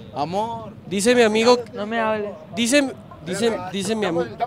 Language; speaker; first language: Spanish; native; Spanish